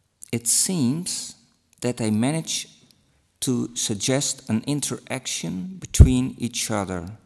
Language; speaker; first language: English; non-native, fluent; Western Frisian